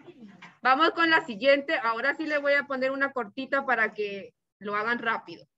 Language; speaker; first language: Spanish; native; Spanish